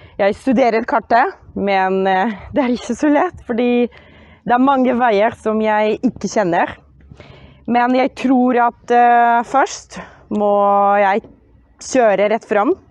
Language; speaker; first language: Norwegian; non-native, fluent; Polish